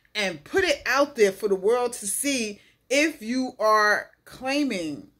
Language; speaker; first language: English; native; English